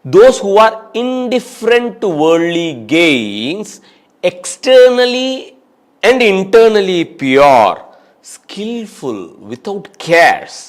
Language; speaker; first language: English; non-native, local second language; Tamil